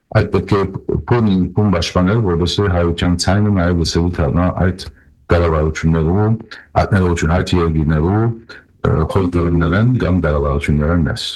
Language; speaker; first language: Armenian; early bilingual, heritage; Armenian